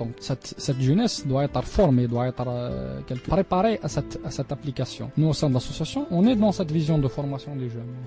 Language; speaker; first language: French; non-native, local second language; Arabic